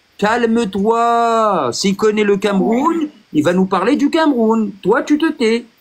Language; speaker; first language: French; early bilingual, other home language; Arabic